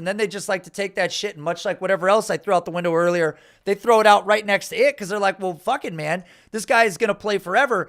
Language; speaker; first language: English; native; English